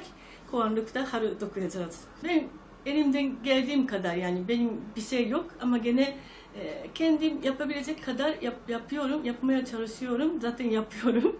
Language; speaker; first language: Turkish; non-native, fluent; Japanese